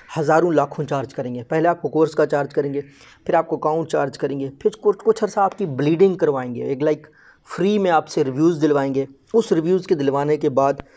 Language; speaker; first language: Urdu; non-native, local second language; Baluchi